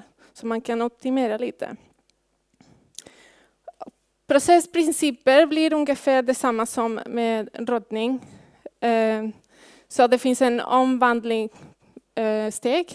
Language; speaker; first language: Swedish; non-native, fluent; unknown